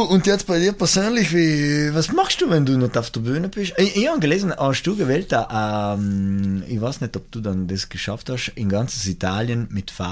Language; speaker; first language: German; non-native, local second language; Italian